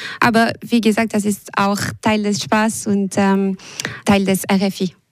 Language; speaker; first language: German; non-native, local second language; French